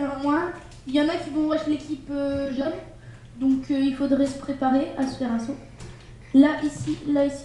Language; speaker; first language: French; native; French